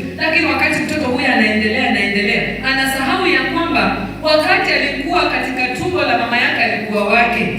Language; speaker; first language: Swahili; non-native, local second language; Luyia